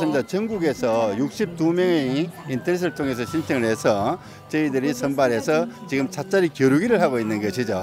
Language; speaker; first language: Korean; native; Korean